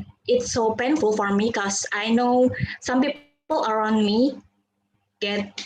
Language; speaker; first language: English; non-native, learner; Indonesian